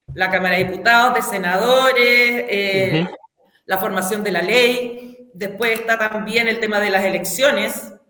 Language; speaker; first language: Spanish; native; Spanish